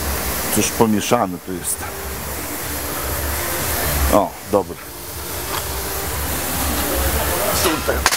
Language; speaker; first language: Polish; non-native, fluent; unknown